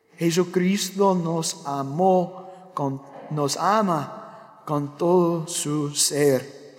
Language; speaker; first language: Spanish; non-native, fluent; English